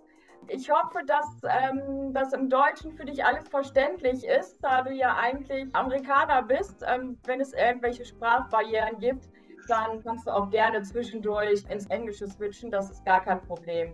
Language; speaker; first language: German; native; German